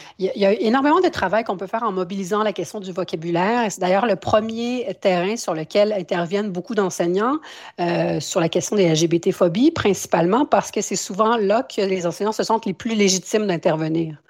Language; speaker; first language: French; native; French